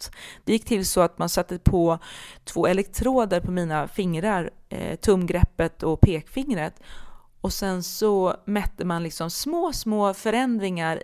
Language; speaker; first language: Swedish; native; Swedish